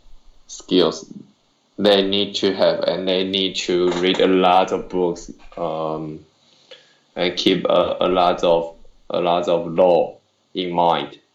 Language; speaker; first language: English; non-native, learner; Chinese